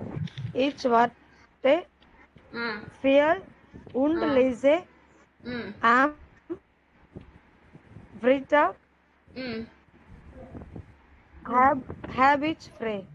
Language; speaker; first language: German; non-native, learner; Tamil